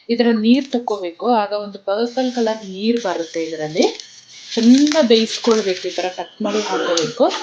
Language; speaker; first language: Kannada; non-native, local second language; Kodava